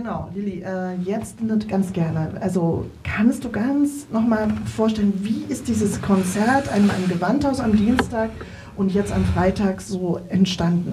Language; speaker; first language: German; native; German